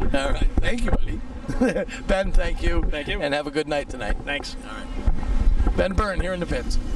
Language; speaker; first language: English; native; English